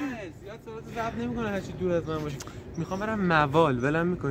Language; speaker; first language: Persian; native; Persian